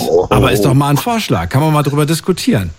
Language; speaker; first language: German; native; German